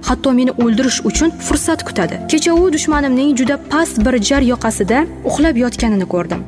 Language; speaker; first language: Uzbek; native; Uzbek